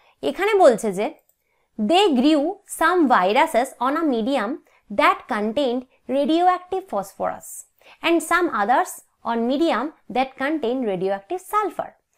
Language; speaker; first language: English; non-native, local second language; Bangla